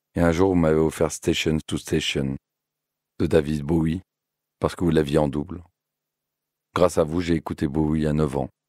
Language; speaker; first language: French; native; French